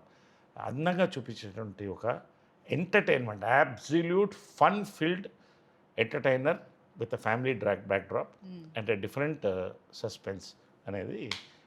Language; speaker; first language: Telugu; native; Telugu